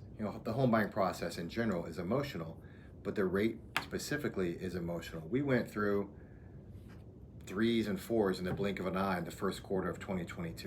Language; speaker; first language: English; native; English